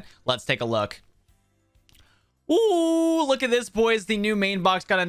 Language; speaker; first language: English; native; English